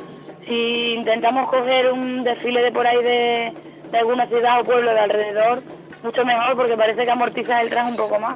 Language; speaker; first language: Spanish; native; Spanish